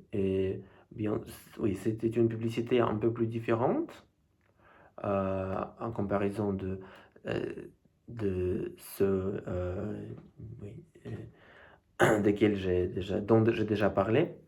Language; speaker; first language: French; non-native, fluent; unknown